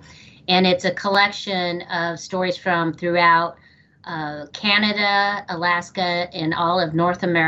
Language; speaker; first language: English; native; English